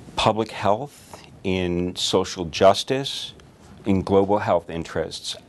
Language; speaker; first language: English; native; English